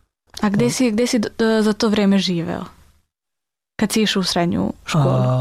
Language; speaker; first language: Serbian; native; Serbian